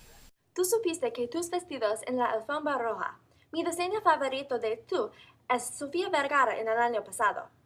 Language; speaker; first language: Spanish; non-native, learner; English